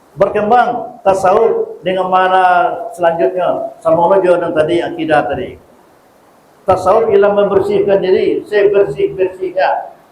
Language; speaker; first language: Malay; non-native, local second language; Minangkabau